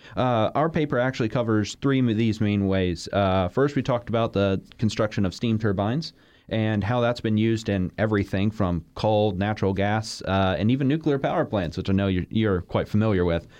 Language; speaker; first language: English; native; English